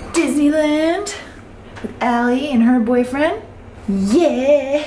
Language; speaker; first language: English; native; English